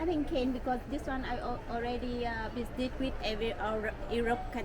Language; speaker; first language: English; non-native, learner; Vietnamese